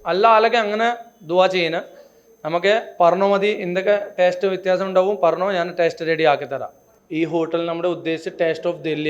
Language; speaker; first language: Malayalam; non-native, local second language; Hindi